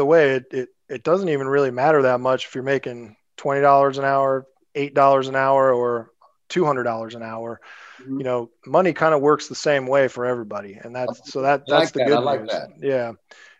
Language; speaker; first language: English; native; English